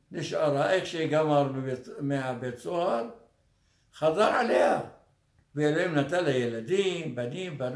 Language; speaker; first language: Hebrew; non-native, fluent; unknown